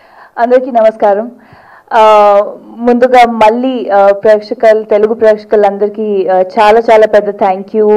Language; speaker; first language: Telugu; non-native, local second language; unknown